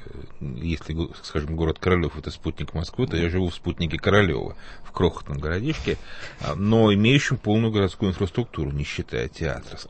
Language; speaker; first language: Russian; native; Russian